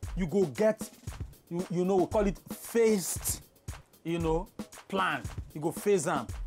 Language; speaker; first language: Nigerian Pidgin; non-native, local second language; Igbo